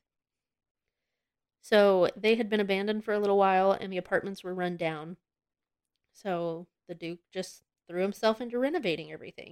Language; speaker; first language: English; native; English